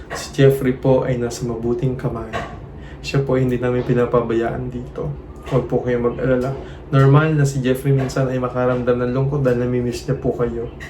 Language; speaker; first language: Filipino; native; Filipino